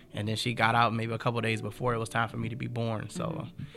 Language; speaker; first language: English; native; English